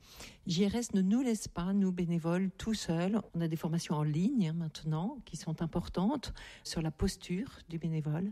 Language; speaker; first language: French; native; French